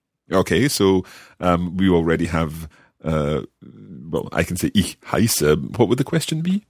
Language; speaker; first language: English; native; English